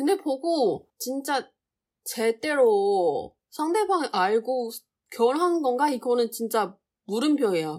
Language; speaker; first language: Korean; non-native, learner; Chinese